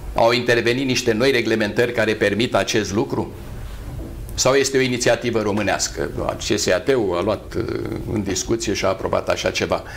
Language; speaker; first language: Romanian; native; Romanian